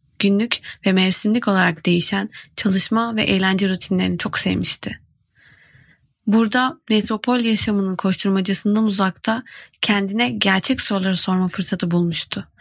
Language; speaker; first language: Turkish; native; Turkish